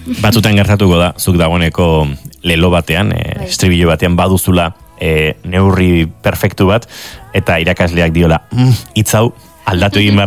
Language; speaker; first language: Basque; native; Basque